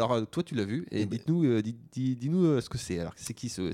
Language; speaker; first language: French; native; French